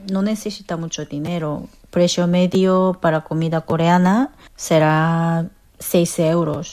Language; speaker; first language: Spanish; non-native, fluent; Korean